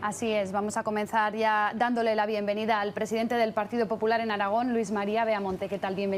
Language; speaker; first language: Spanish; native; Spanish